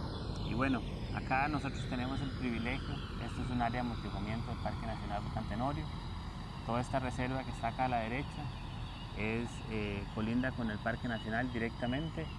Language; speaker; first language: Spanish; native; Spanish